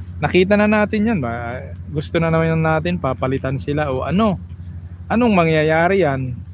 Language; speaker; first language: Filipino; non-native, local second language; Iloko